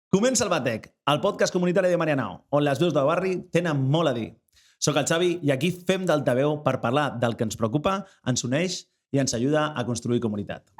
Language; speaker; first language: Catalan; native; Catalan